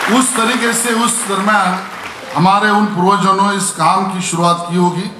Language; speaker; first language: Hindi; non-native, local second language; Marathi